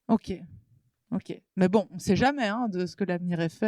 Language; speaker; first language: French; native; French